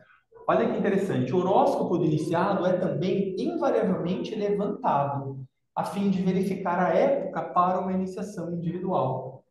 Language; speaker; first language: Portuguese; native; Portuguese